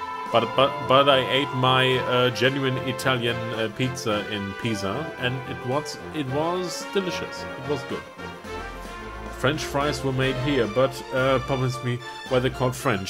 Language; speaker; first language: English; non-native, fluent; German